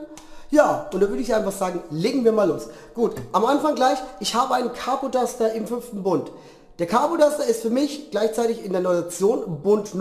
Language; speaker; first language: German; native; German